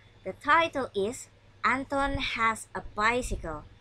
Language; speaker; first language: English; non-native, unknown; Indonesian